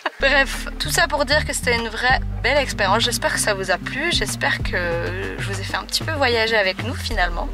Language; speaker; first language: French; native; French